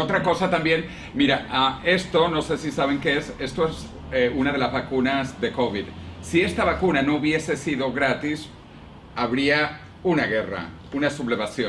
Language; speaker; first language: Spanish; native; Spanish